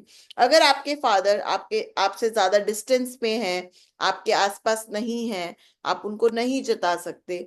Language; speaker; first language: Hindi; native; Hindi